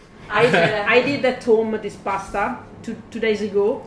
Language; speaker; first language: English; non-native, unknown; Italian